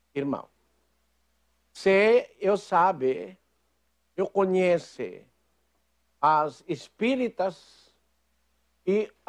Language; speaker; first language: Portuguese; non-native, fluent; Filipino